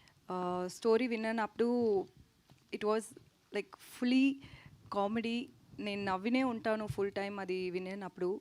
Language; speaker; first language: Telugu; non-native, learner; Tamil